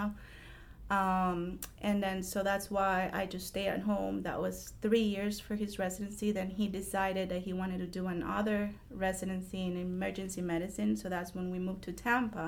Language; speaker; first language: English; non-native, fluent; Spanish